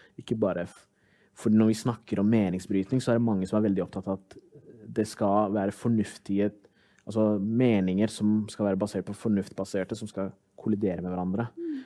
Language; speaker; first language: Norwegian; early bilingual, other home language; Somali